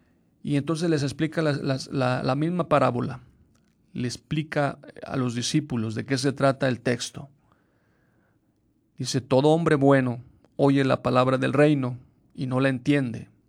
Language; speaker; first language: Spanish; native; Spanish